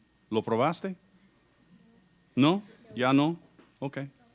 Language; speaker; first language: Spanish; non-native, fluent; English